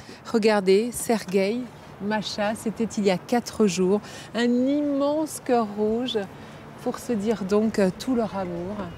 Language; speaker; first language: French; native; French